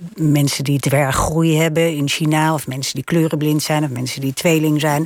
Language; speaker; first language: Dutch; native; Dutch